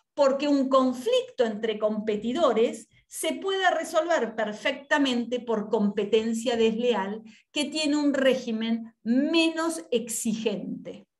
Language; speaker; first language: Spanish; native; Spanish